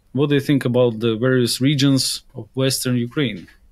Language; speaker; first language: English; non-native, fluent; Russian